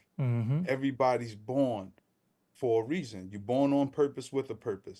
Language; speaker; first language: English; native; English